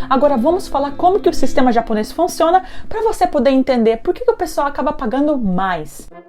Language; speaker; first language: Portuguese; early bilingual, heritage; Japanese